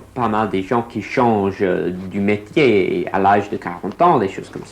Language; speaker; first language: French; non-native, learner; English